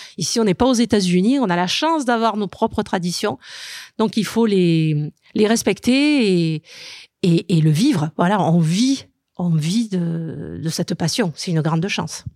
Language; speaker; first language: French; native; French